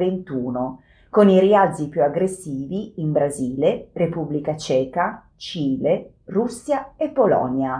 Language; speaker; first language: Italian; native; Italian